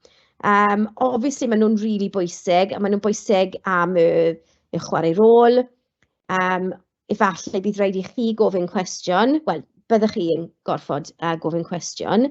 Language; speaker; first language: Welsh; non-native, local second language; English